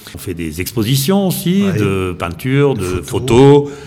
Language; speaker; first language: French; native; French